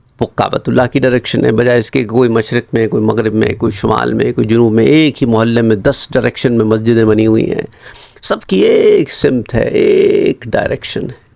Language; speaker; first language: Urdu; native; Urdu